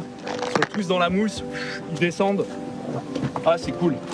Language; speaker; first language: French; native; French